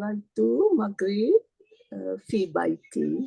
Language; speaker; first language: Arabic; non-native, learner; Malay